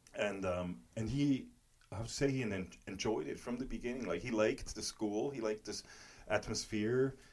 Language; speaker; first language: English; non-native, fluent; German